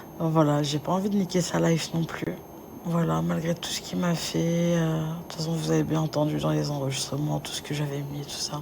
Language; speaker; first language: French; native; French